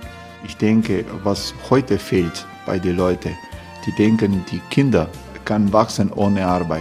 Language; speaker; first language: German; non-native, learner; Croatian